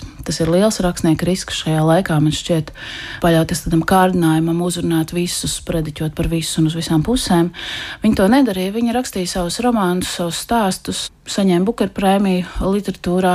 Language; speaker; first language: Latvian; native; Latvian